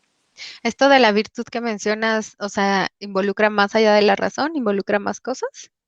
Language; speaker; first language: Spanish; native; Spanish